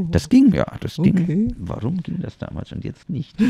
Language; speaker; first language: German; native; German